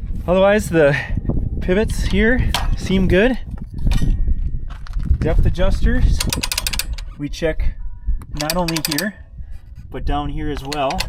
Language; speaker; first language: English; native; English